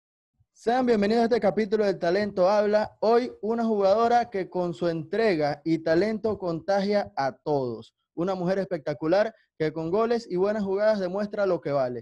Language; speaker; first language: Spanish; native; Spanish